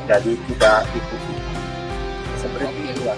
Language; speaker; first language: Indonesian; non-native, fluent; Portuguese